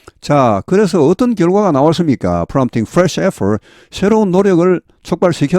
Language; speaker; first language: Korean; native; Korean